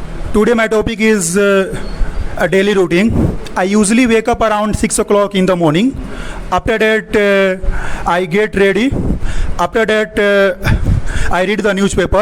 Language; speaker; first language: English; non-native, learner; Hindi